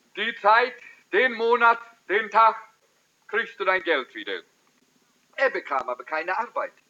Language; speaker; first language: German; early bilingual, heritage; German